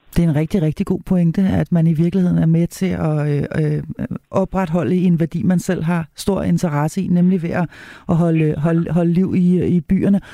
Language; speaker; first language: Danish; native; Danish